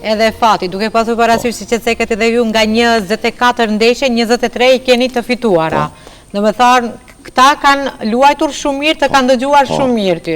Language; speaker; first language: Albanian; native; Albanian